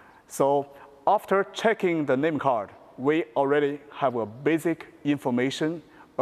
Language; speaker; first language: English; non-native, fluent; Chinese